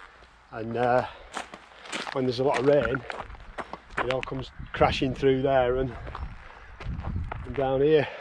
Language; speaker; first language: English; native; English